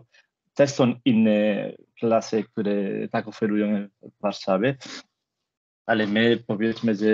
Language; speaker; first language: Polish; non-native, fluent; Spanish